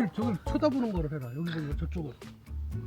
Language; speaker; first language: Korean; native; Korean